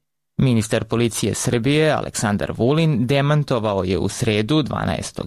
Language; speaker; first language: Croatian; native; Croatian